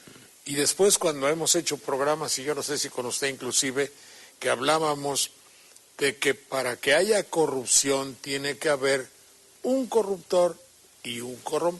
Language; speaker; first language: Spanish; native; Spanish